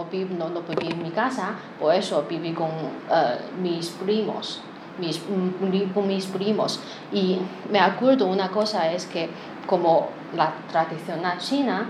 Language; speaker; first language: Spanish; non-native, learner; Chinese